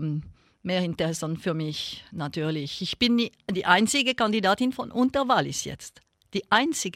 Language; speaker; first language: German; non-native, local second language; French